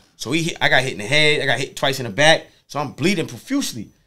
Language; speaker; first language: English; native; English